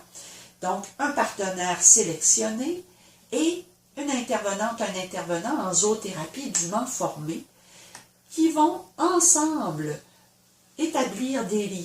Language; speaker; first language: French; native; French